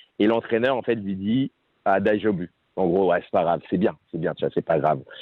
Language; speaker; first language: French; native; French